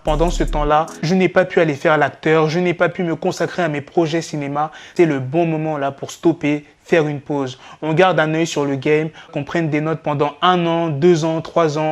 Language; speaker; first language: French; native; French